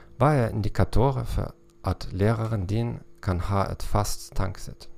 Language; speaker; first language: Norwegian; non-native, learner; German